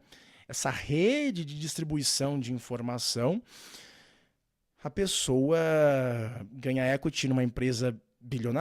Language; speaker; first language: Portuguese; native; Portuguese